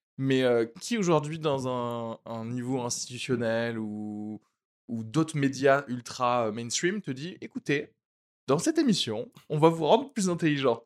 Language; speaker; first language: French; native; French